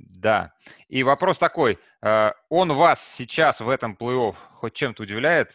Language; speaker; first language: Russian; native; Russian